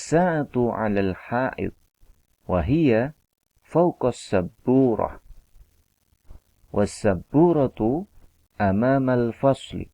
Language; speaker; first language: Arabic; non-native, fluent; Indonesian